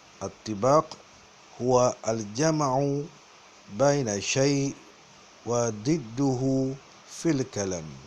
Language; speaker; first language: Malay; native; Malay